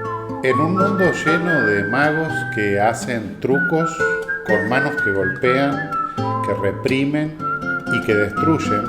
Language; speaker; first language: Spanish; native; Spanish